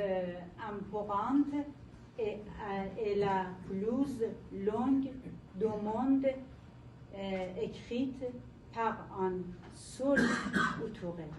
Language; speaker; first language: French; non-native, learner; Persian